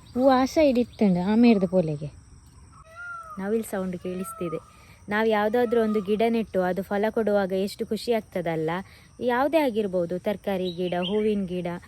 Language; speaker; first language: Kannada; non-native, local second language; Tulu